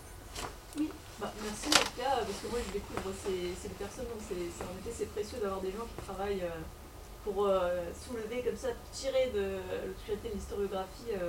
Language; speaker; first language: French; native; French